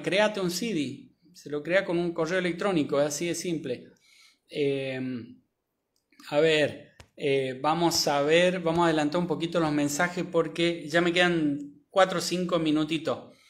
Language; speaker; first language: Spanish; native; Spanish